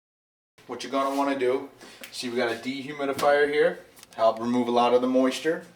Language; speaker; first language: English; native; English